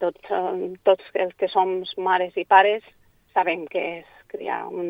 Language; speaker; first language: Catalan; non-native, local second language; Spanish